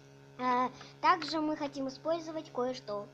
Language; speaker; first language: Russian; native; Russian